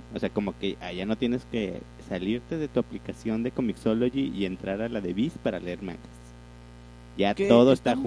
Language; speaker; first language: Spanish; native; Spanish